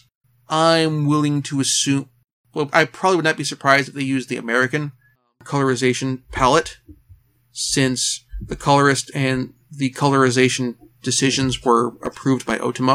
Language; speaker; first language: English; native; English